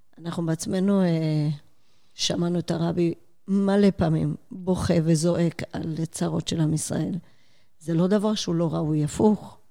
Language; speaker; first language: Hebrew; early bilingual, heritage; Hebrew